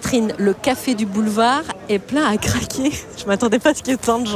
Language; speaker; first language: French; native; French